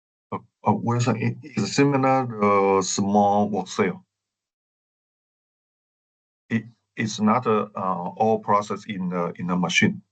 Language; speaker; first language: English; non-native, learner; Chinese